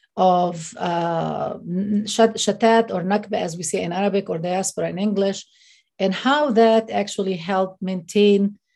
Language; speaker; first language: English; non-native, fluent; Arabic